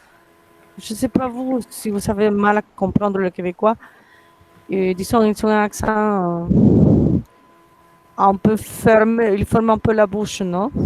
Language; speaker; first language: French; non-native, fluent; Spanish